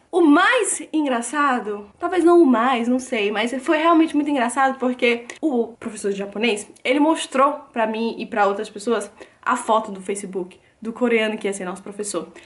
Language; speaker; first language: Portuguese; native; Portuguese